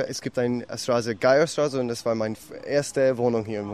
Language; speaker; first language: German; non-native, learner; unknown